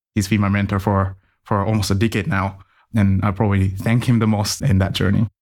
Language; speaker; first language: English; non-native, fluent; Japanese